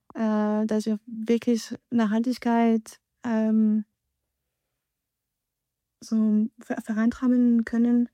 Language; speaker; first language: German; non-native, fluent; French